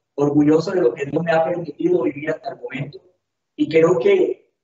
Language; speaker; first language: Spanish; native; Spanish